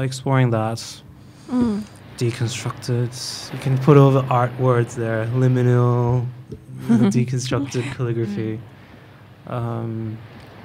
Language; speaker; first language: English; non-native, fluent; Persian